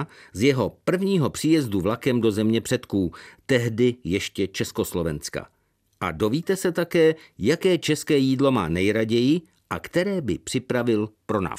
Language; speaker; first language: Czech; native; Czech